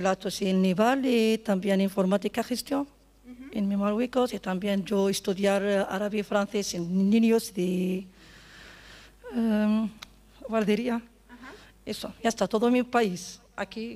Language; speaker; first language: Spanish; non-native, learner; Arabic